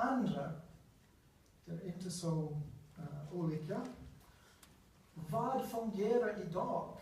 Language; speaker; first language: Swedish; non-native, learner; English